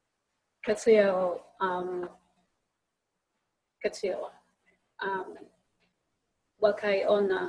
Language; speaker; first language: Japanese; non-native, learner; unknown